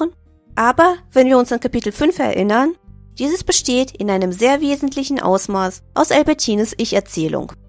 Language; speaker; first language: German; native; German